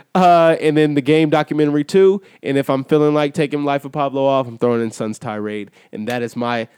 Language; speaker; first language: English; native; English